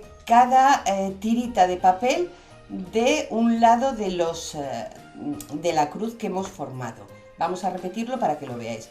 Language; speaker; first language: Spanish; native; Spanish